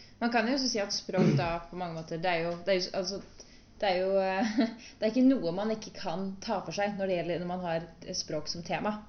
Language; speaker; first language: Norwegian; native; Norwegian